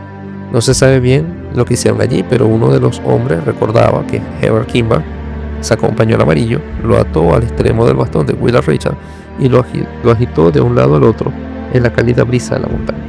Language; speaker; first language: Spanish; native; Spanish